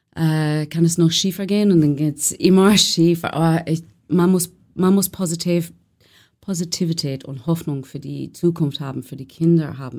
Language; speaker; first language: German; non-native, learner; English